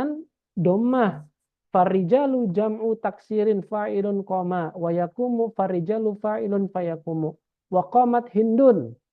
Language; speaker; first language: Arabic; non-native, fluent; Indonesian